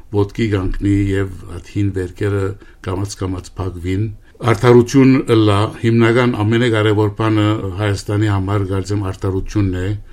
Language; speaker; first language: Armenian; early bilingual, heritage; Armenian